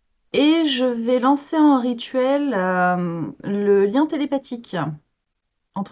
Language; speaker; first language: French; native; French